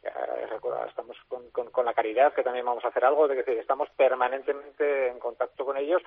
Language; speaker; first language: Spanish; native; Spanish